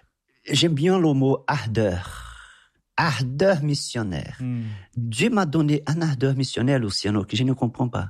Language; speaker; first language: French; non-native, fluent; Portuguese